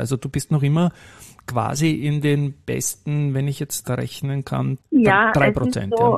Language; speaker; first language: German; native; German